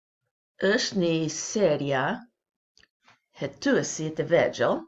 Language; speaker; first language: Albanian; non-native, learner; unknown